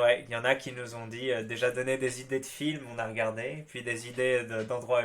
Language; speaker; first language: French; native; French